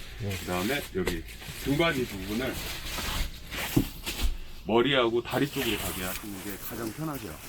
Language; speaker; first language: Korean; native; Korean